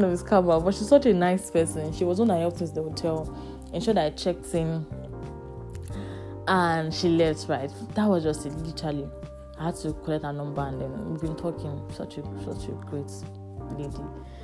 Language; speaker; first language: English; non-native, local second language; Yoruba